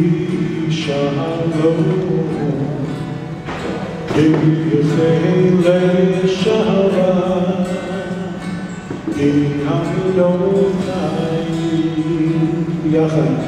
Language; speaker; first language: Hebrew; non-native, fluent; English